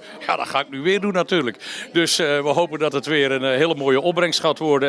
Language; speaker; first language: Dutch; native; Dutch